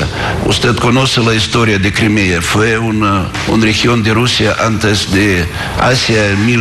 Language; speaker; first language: Spanish; non-native, fluent; Russian